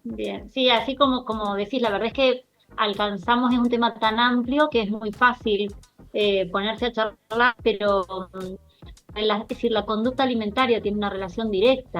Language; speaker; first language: Spanish; native; Spanish